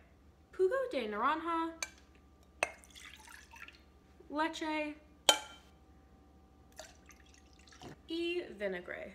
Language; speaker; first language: Spanish; non-native, learner; English